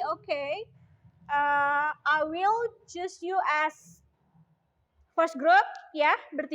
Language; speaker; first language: English; non-native, learner; Indonesian